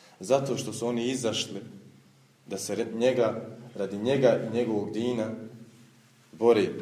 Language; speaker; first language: Bosnian; native; Bosnian